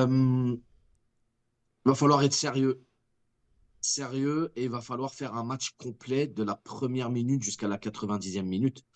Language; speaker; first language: French; native; French